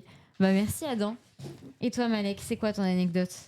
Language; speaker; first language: French; native; French